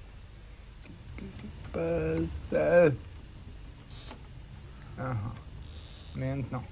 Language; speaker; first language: French; non-native, learner; Russian